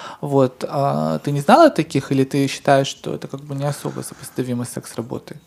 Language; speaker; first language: Russian; native; Russian